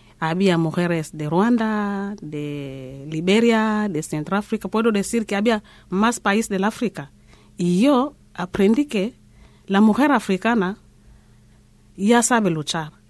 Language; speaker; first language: Spanish; non-native, learner; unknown